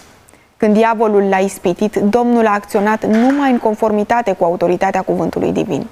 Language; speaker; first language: Romanian; native; Romanian